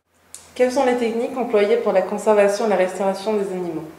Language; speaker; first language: French; native; French